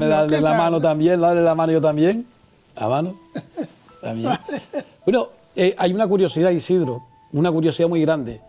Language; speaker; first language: Spanish; native; Spanish